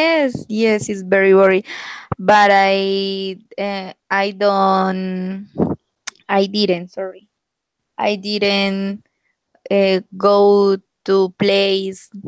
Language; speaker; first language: English; non-native, learner; Spanish